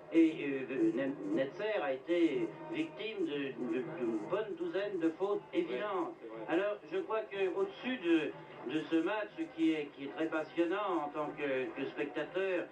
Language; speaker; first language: French; native; French